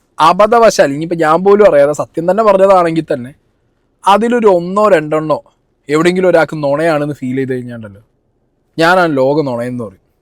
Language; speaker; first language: Malayalam; native; Malayalam